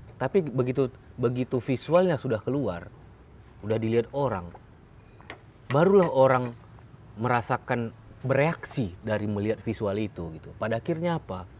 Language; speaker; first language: Indonesian; native; Indonesian